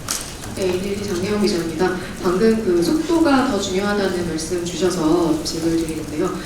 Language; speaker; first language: Korean; native; Korean